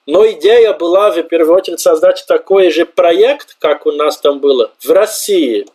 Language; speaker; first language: Russian; non-native, fluent; Portuguese